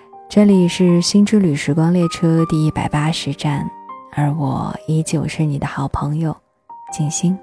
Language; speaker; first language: Chinese; native; Chinese